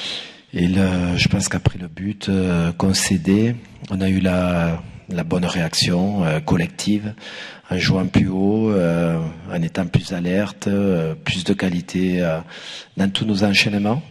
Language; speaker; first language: French; native; French